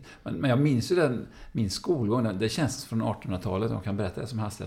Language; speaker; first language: Swedish; native; Swedish